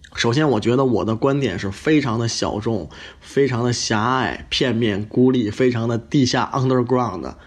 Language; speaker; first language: Chinese; native; Chinese